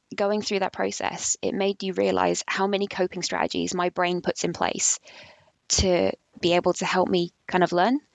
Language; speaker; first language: English; native; English